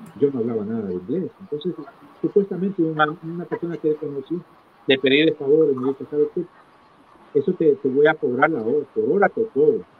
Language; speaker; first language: Spanish; native; Spanish